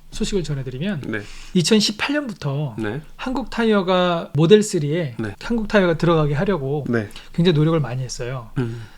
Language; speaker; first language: Korean; native; Korean